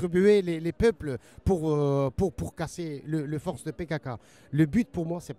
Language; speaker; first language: French; non-native, learner; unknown